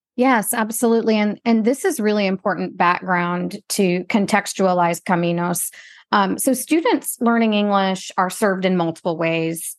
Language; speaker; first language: English; native; English